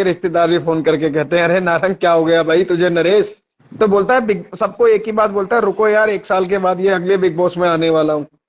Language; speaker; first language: Hindi; native; Hindi